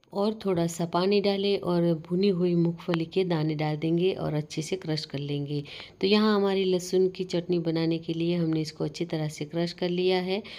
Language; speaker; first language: Hindi; non-native, local second language; Gujarati